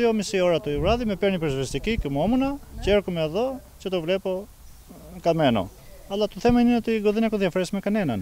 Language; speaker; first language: Greek; non-native, fluent; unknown